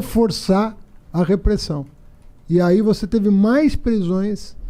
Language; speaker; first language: Portuguese; native; Portuguese